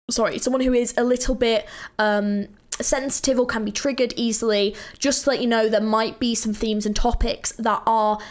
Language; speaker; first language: English; native; English